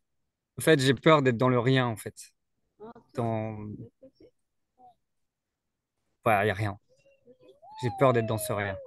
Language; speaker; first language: French; native; French